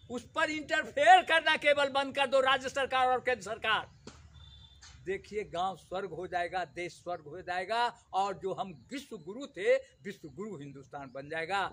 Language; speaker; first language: Hindi; native; Hindi